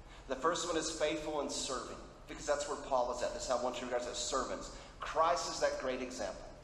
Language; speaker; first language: English; early bilingual, other home language; Spanish